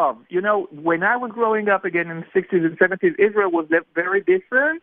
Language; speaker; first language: English; non-native, fluent; Hebrew